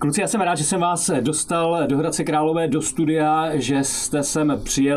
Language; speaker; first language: Czech; native; Czech